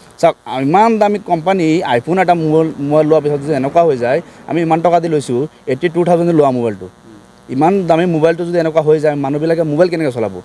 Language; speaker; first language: Assamese; native; Assamese